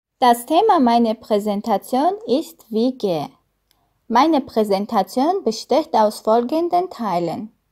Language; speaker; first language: German; non-native, learner; Armenian